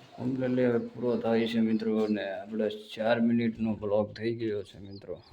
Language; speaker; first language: Gujarati; non-native, local second language; Bhili